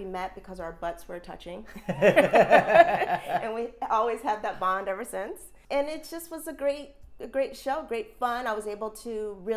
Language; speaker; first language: English; native; English